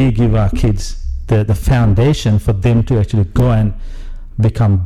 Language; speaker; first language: English; non-native, local second language; Sinhala